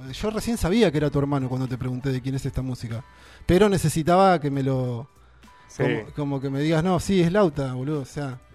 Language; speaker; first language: Spanish; native; Spanish